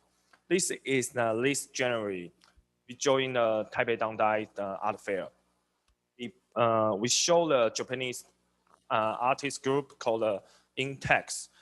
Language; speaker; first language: English; non-native, learner; Chinese